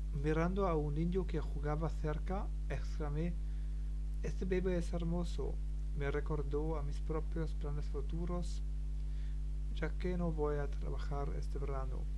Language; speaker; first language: Spanish; non-native, learner; German